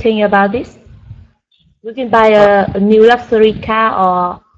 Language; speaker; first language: English; non-native, learner; Vietnamese